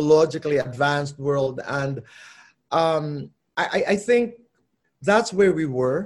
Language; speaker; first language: English; non-native, local second language; Filipino